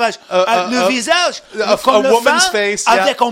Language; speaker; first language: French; non-native, learner; English